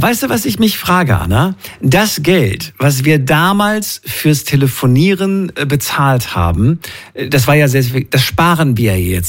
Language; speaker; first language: German; native; German